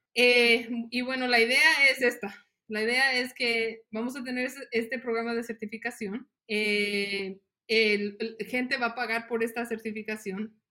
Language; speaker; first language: Spanish; early bilingual, heritage; Spanish